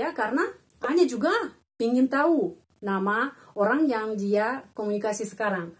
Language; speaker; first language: Indonesian; non-native, fluent; Russian